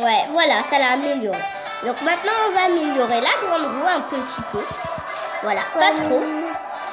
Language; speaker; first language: French; native; French